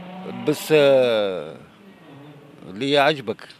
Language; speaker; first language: Arabic; native; Arabic